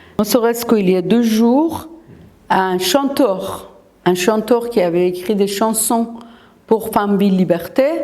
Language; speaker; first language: French; non-native, fluent; Persian